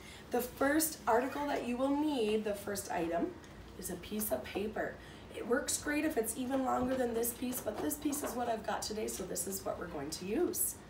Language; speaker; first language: English; native; English